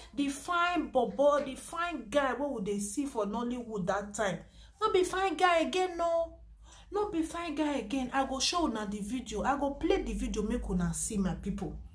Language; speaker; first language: Nigerian Pidgin; non-native, local second language; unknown